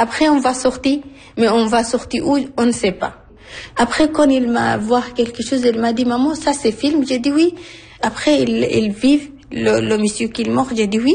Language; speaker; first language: French; non-native, learner; Arabic